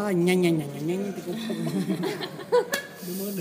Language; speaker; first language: French; non-native, learner; Chinese